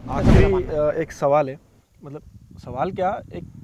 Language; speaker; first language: Hindi; non-native, local second language; Marathi